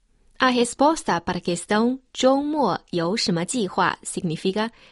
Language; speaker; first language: Portuguese; non-native, fluent; Chinese